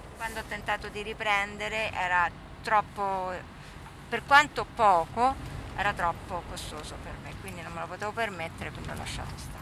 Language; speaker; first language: Italian; native; Italian